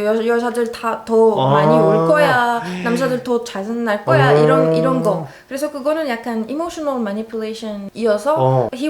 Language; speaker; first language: Korean; non-native, fluent; Arabic